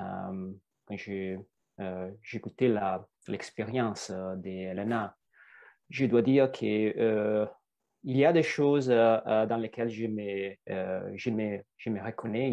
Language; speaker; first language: French; non-native, fluent; Italian